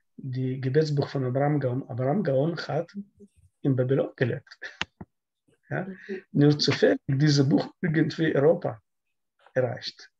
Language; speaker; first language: German; non-native, learner; Russian